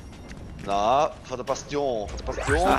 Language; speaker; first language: German; native; German